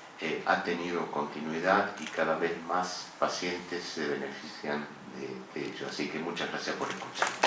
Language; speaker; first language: Spanish; native; Spanish